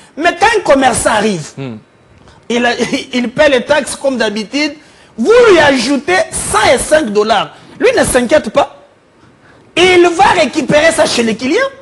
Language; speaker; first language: French; non-native, local second language; Lingala